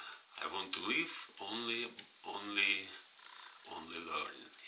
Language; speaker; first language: English; non-native, fluent; Russian